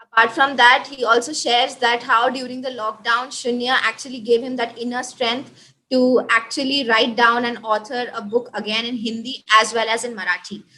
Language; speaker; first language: English; non-native, local second language; Hindi